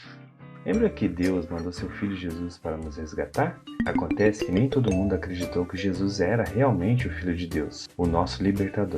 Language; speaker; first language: Portuguese; native; Portuguese